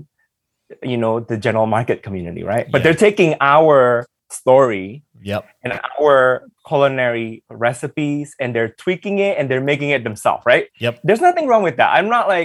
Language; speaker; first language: English; early bilingual, other home language; Indonesian